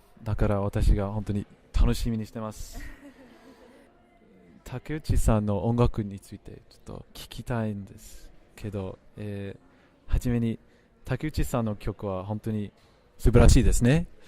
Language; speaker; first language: Japanese; non-native, fluent; English